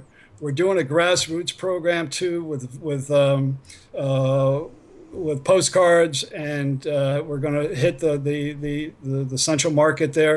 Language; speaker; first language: English; native; English